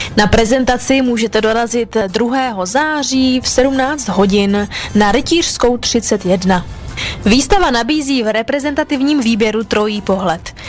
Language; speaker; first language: Czech; native; Czech